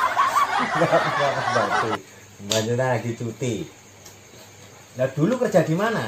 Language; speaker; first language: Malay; non-native, local second language; Javanese